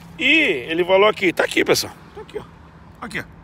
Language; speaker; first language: Portuguese; native; Portuguese